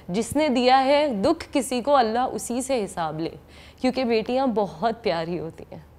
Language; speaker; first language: Urdu; native; Urdu